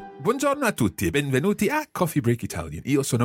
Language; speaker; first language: Italian; non-native, fluent; English